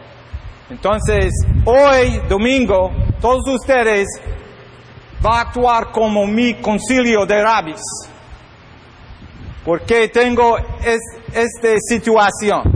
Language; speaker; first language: Spanish; non-native, learner; English